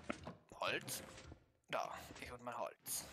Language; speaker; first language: German; native; German